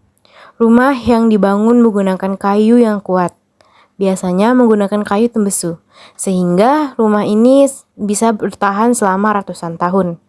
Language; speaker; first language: Indonesian; native; Indonesian